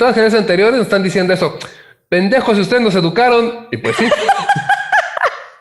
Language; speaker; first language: Spanish; native; Spanish